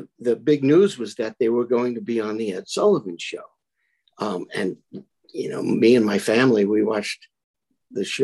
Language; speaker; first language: English; native; English